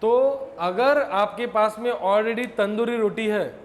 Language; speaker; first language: Hindi; non-native, local second language; Marathi